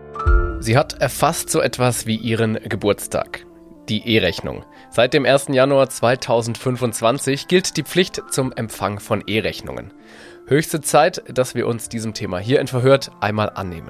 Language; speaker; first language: German; native; German